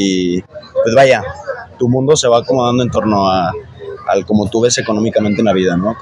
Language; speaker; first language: Spanish; native; Spanish